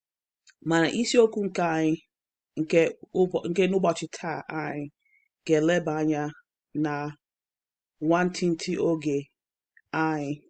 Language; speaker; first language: Igbo; non-native, learner; English